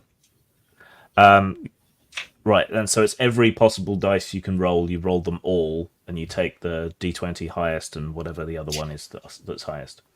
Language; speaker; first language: English; native; English